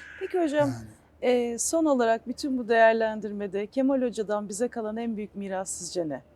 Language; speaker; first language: Turkish; native; Turkish